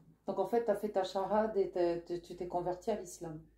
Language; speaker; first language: French; native; French